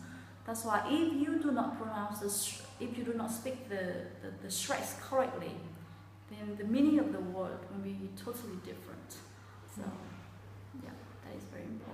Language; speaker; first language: English; non-native, fluent; Vietnamese